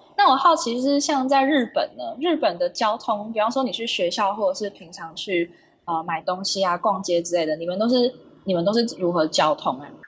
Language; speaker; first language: Chinese; native; Chinese